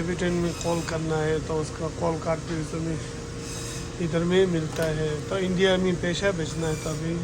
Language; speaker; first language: Hindi; non-native, local second language; Tibetan